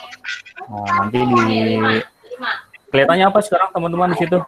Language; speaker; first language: Indonesian; native; Indonesian